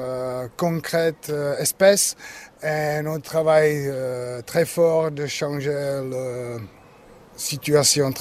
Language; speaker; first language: French; non-native, learner; Czech